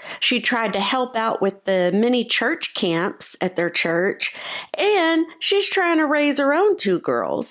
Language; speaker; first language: English; native; English